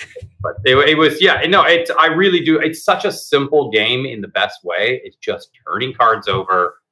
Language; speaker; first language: English; native; English